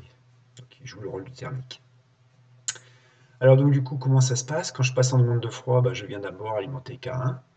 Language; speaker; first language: French; native; French